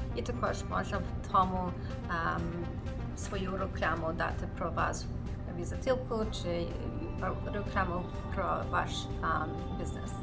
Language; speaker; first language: Ukrainian; early bilingual, heritage; Ukrainian